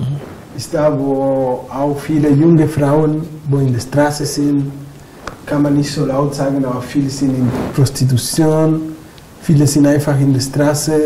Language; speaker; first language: German; non-native, fluent; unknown